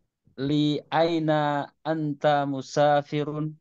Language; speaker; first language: Arabic; non-native, learner; Indonesian